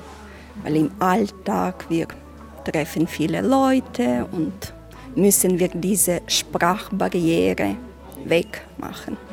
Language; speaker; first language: German; non-native, learner; Ukrainian